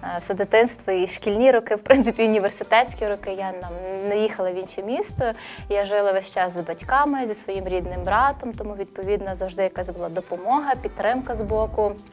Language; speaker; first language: Ukrainian; native; Ukrainian